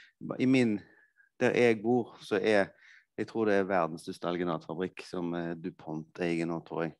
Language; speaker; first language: Norwegian; native; Norwegian